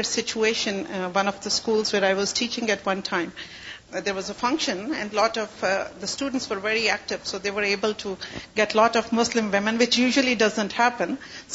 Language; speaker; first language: English; non-native, local second language; Urdu